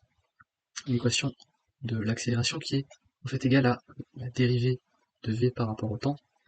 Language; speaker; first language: French; native; French